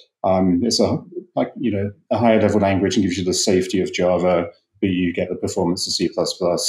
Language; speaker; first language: English; native; English